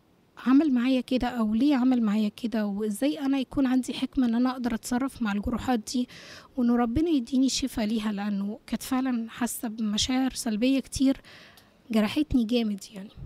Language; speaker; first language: Arabic; native; Arabic